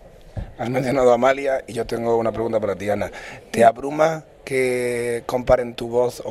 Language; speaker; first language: Spanish; native; Spanish